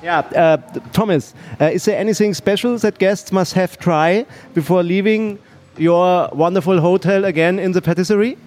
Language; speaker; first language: English; non-native, learner; German